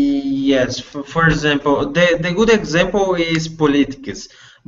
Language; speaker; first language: English; non-native, learner; Portuguese